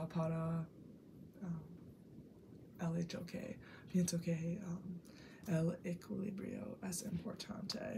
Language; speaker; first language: Spanish; non-native, learner; English